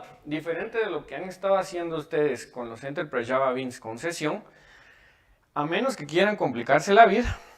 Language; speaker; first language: Spanish; native; Spanish